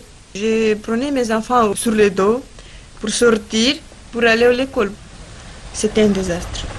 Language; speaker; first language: French; non-native, fluent; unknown